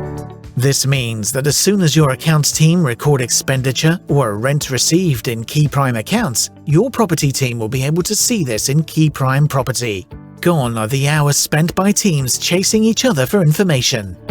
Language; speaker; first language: English; native; English